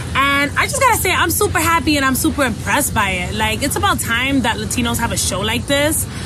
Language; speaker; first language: English; native; English